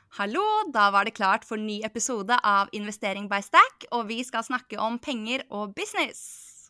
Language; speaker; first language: Norwegian; native; Norwegian